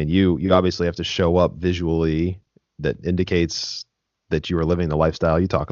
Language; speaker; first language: English; native; English